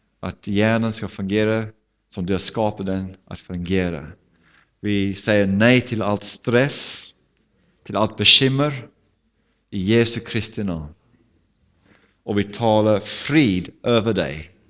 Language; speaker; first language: Swedish; non-native, fluent; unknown